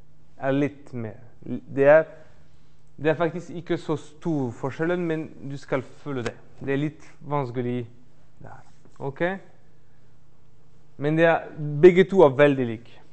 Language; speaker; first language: Norwegian; non-native, learner; French